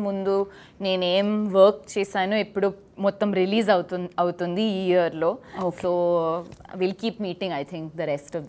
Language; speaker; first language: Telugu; non-native, learner; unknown